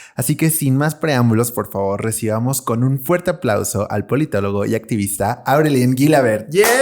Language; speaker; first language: Spanish; native; Spanish